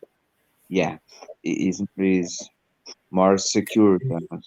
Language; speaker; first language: English; non-native, learner; Portuguese